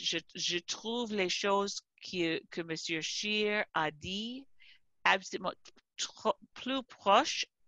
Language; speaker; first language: French; non-native, fluent; English